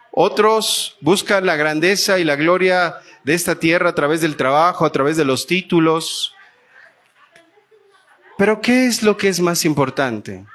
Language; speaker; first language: Spanish; native; Spanish